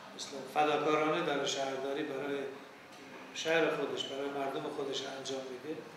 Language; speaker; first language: Persian; non-native, local second language; Armenian